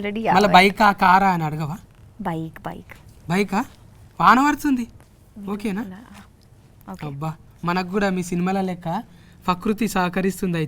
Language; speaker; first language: Telugu; native; Telugu